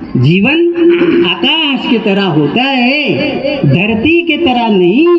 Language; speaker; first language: Hindi; non-native, local second language; Marathi